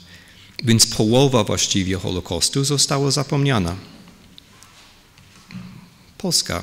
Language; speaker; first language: Polish; non-native, fluent; English